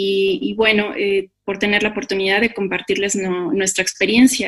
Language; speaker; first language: Spanish; native; Spanish